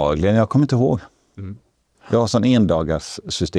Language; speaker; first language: Swedish; native; Swedish